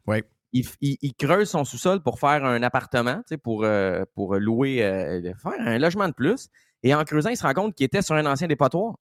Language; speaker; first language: French; native; French